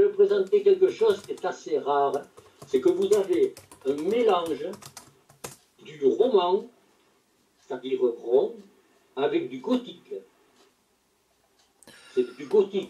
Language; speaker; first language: French; native; French